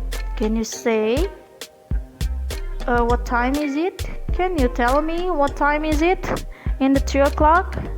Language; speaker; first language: English; non-native, learner; Indonesian